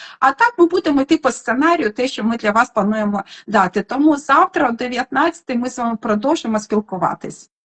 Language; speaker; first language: Ukrainian; non-native, local second language; Russian